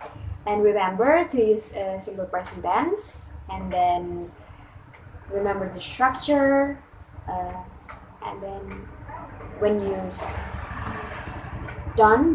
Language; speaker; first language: English; non-native, fluent; Indonesian